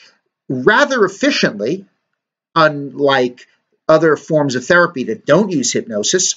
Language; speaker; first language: English; native; English